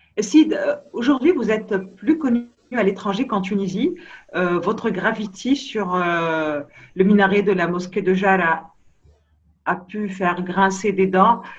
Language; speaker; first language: French; non-native, local second language; Arabic